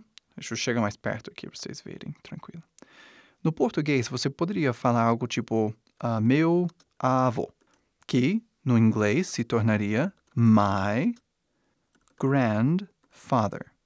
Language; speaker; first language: Portuguese; non-native, fluent; English